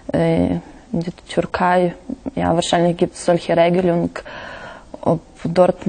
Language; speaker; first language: German; non-native, learner; Russian